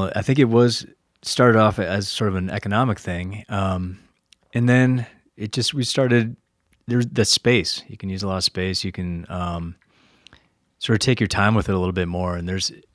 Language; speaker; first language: English; native; English